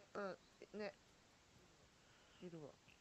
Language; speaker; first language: Japanese; native; Japanese